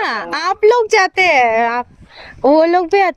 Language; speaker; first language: Hindi; non-native, local second language; Bangla